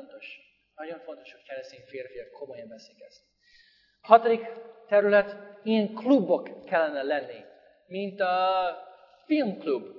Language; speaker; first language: Hungarian; non-native, fluent; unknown